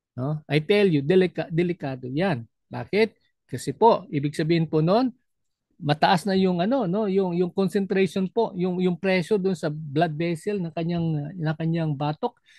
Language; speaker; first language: Filipino; non-native, local second language; Cebuano